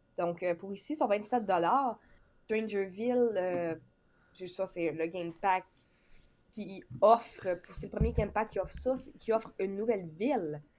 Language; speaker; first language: French; native; French